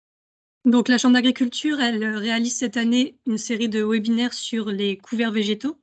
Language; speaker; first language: French; native; French